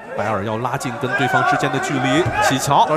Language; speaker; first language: Chinese; native; Chinese